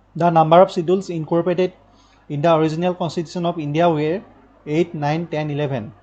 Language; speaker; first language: English; non-native, local second language; Assamese